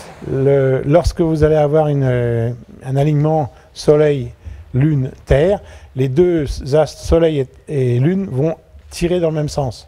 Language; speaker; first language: French; native; French